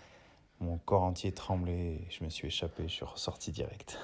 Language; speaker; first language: French; native; French